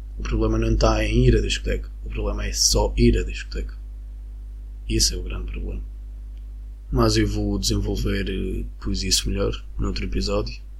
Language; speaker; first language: Portuguese; non-native, fluent; Spanish